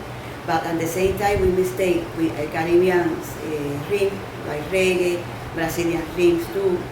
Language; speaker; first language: English; non-native, learner; Spanish